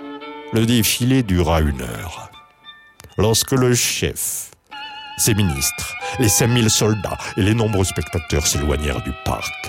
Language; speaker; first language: French; native; French